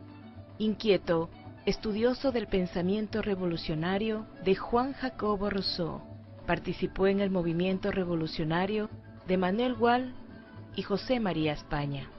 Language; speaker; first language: Spanish; native; Spanish